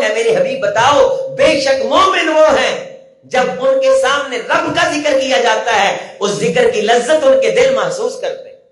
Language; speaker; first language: Urdu; non-native, local second language; Punjabi